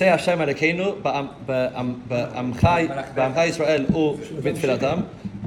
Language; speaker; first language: Hebrew; non-native, fluent; English